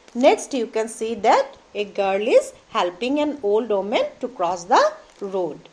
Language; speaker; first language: English; non-native, local second language; Assamese